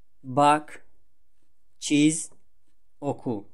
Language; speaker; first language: Turkish; non-native, fluent; Tajik